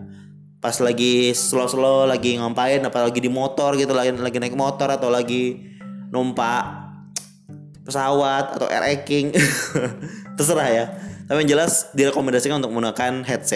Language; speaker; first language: Indonesian; native; Indonesian